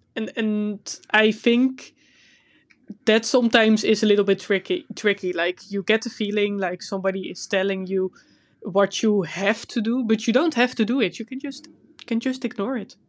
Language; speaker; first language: English; non-native, fluent; Dutch